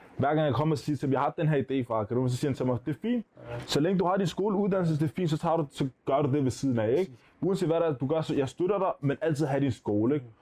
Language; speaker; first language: Danish; early bilingual, other home language; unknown